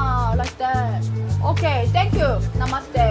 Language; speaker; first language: English; non-native, learner; Korean